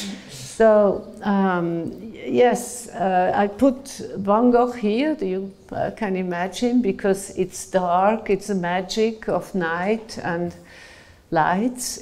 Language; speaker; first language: English; non-native, fluent; German